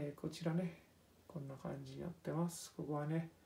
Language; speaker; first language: Japanese; non-native, fluent; Italian